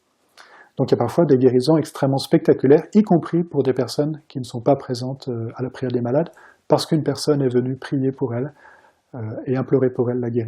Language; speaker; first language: French; native; French